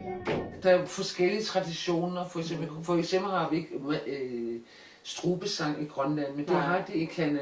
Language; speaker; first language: Danish; non-native, local second language; Kalaallisut